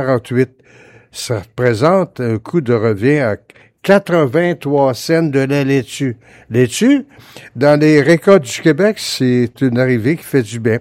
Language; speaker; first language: French; native; French